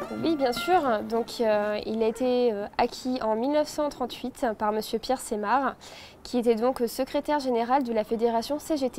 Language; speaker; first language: French; native; French